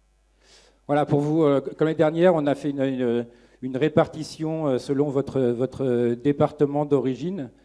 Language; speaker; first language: French; native; French